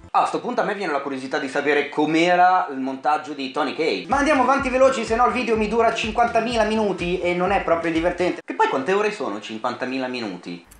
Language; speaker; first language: Italian; native; Italian